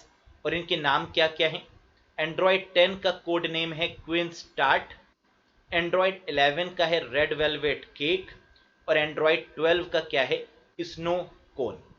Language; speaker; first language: Hindi; native; Hindi